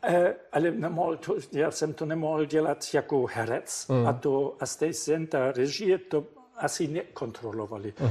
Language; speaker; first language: Czech; non-native, fluent; German